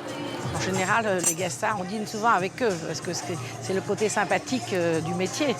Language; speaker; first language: French; native; French